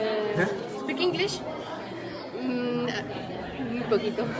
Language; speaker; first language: Spanish; non-native, learner; French